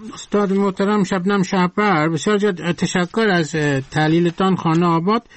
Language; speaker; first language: Persian; native; Persian